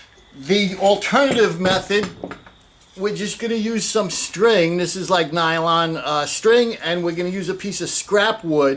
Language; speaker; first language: English; native; English